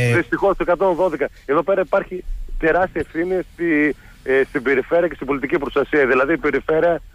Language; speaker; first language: Greek; native; Greek